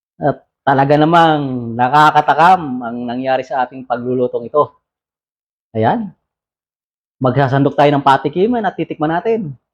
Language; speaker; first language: Filipino; native; Filipino